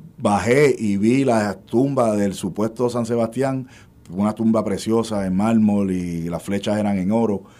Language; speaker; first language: Spanish; native; Spanish